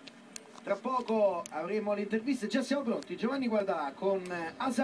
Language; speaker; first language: Italian; native; Italian